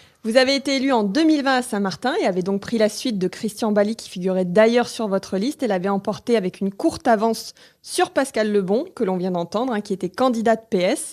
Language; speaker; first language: French; native; French